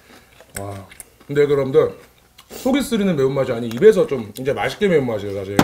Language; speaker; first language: Korean; native; Korean